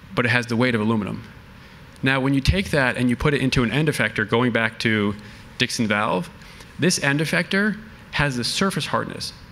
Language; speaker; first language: English; native; English